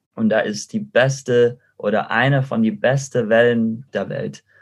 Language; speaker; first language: German; non-native, fluent; Spanish